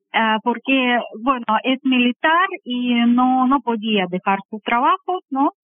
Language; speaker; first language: Spanish; non-native, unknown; Russian